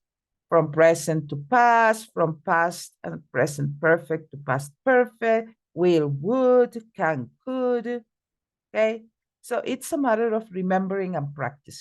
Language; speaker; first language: English; non-native, fluent; Spanish